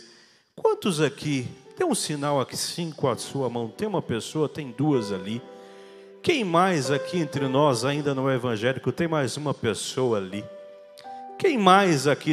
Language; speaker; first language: Portuguese; native; Portuguese